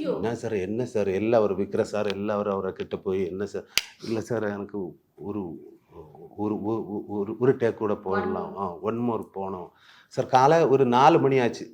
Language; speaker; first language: Tamil; non-native, learner; Malayalam